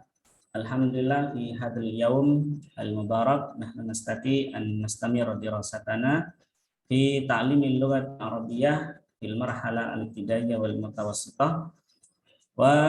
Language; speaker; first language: Arabic; non-native, fluent; Indonesian